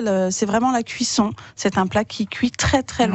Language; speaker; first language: French; native; French